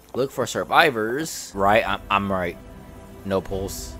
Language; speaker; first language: English; native; English